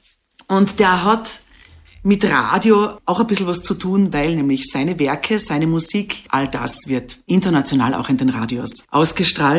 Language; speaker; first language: German; native; German